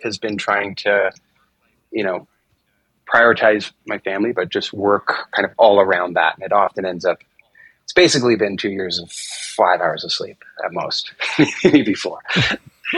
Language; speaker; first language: English; native; English